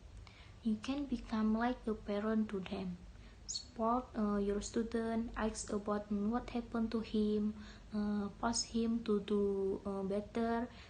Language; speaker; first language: English; non-native, learner; Indonesian